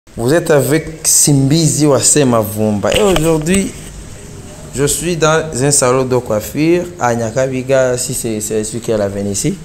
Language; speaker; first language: French; non-native, local second language; Rundi